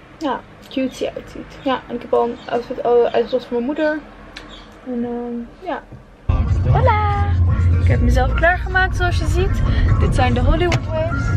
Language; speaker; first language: Dutch; early bilingual, other home language; Arabic